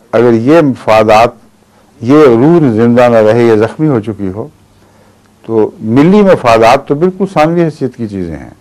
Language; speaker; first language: Urdu; native; Urdu